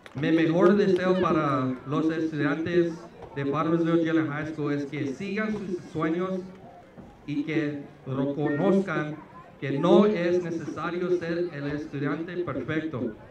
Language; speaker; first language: Spanish; early bilingual, heritage; Spanish